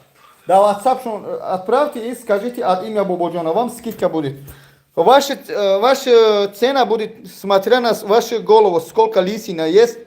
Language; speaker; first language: Russian; non-native, fluent; Tajik